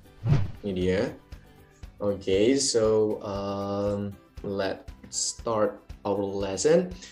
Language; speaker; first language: English; non-native, fluent; Indonesian